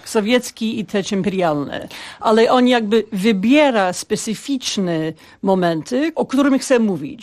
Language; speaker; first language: Polish; non-native, fluent; English